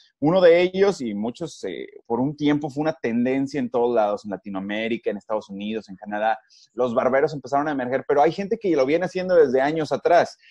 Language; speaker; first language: Spanish; native; Spanish